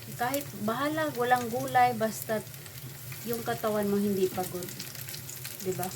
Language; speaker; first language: Filipino; non-native, local second language; Cebuano